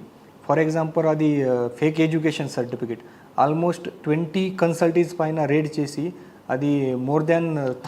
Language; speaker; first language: Telugu; non-native, learner; Marathi